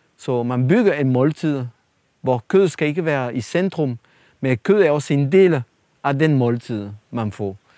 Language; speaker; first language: Danish; non-native, fluent; French